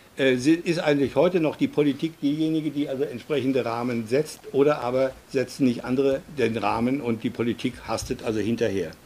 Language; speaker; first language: German; native; German